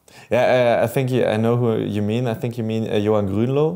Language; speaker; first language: English; non-native, fluent; German